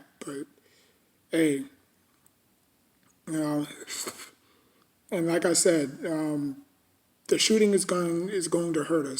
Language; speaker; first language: English; native; English